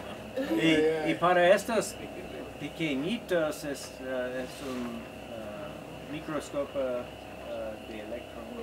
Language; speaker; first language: Spanish; non-native, learner; English